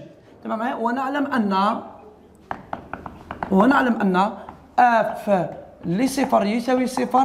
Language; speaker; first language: Arabic; native; Arabic